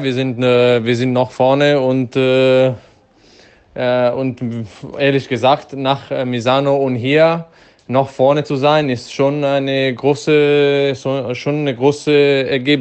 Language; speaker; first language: German; non-native, fluent; Dutch